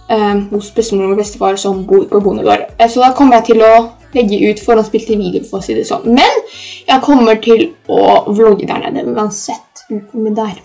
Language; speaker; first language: Norwegian; early bilingual, other home language; Polish